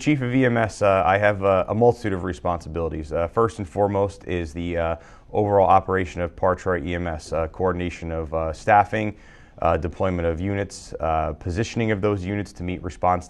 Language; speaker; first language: English; native; English